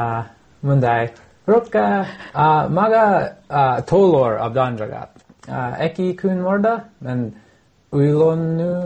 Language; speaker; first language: Kyrgyz; non-native, learner; English